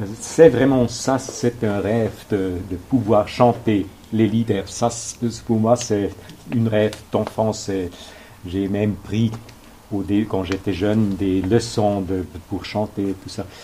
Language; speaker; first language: French; non-native, local second language; German